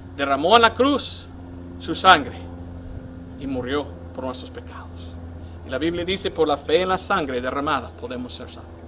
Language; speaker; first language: Spanish; non-native, fluent; English